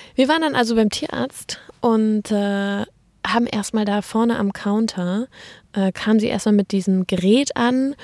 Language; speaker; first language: German; native; German